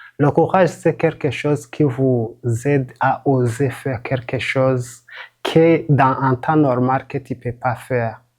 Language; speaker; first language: French; non-native, local second language; Rundi